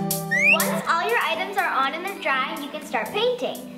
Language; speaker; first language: English; native; English